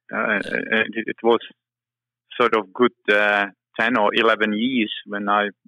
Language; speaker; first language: English; non-native, fluent; Czech